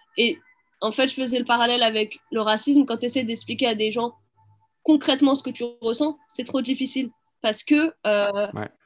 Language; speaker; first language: French; early bilingual, other home language; Arabic